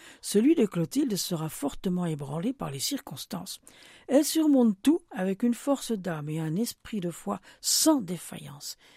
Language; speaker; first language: French; native; French